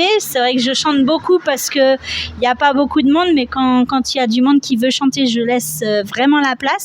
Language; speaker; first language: French; native; French